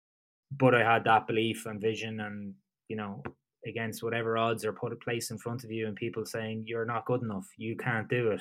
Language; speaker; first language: English; native; English